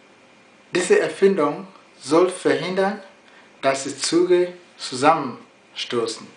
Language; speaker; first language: German; non-native, fluent; Yoruba